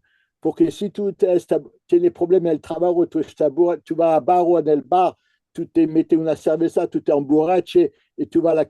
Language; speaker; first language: Spanish; non-native, fluent; French